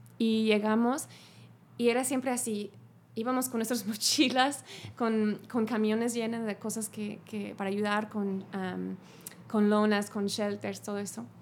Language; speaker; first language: Spanish; non-native, fluent; English